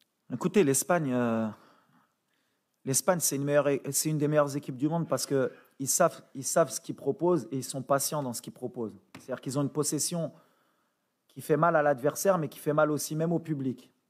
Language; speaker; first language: French; early bilingual, other home language; Arabic